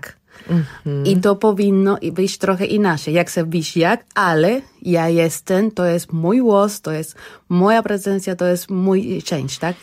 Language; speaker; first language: Polish; non-native, learner; Spanish